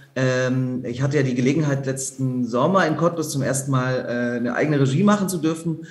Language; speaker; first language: German; native; German